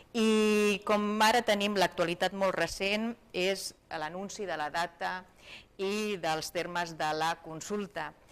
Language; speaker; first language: Catalan; native; Catalan